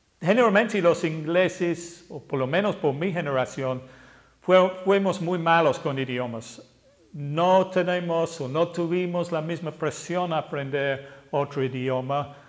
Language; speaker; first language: Spanish; non-native, fluent; English